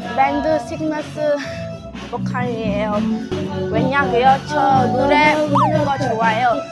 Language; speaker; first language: Korean; non-native, fluent; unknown